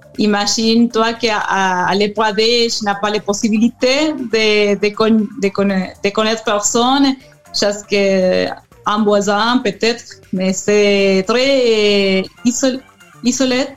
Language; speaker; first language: French; non-native, learner; Spanish